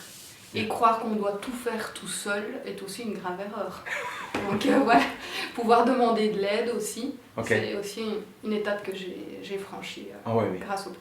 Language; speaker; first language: French; native; French